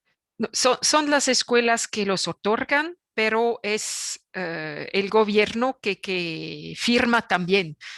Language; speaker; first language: Spanish; non-native, fluent; French